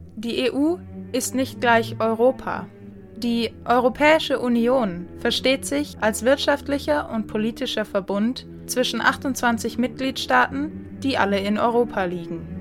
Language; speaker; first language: German; native; German